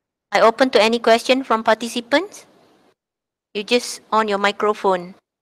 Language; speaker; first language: English; non-native, local second language; Malay